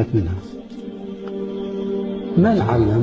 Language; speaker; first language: Arabic; native; Arabic